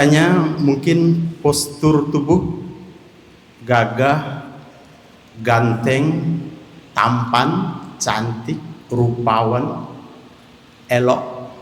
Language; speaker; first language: Indonesian; native; Indonesian